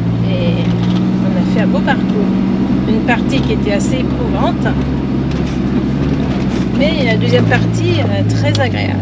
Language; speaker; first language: French; native; French